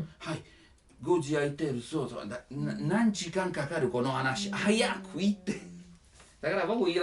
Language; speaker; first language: Japanese; non-native, learner; Italian